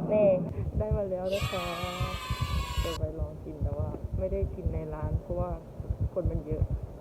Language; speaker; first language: Thai; native; Thai